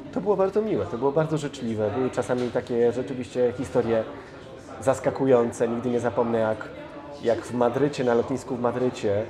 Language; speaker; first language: Polish; early bilingual, other home language; Spanish